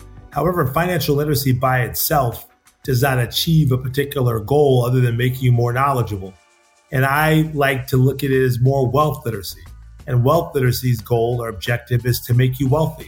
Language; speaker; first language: English; native; English